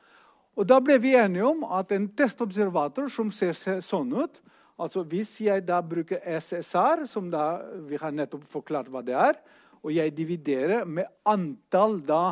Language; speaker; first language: Norwegian; non-native, fluent; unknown